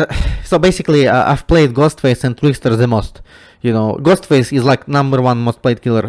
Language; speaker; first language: English; non-native, fluent; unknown